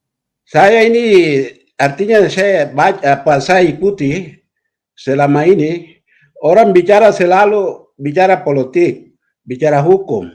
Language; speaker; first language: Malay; non-native, local second language; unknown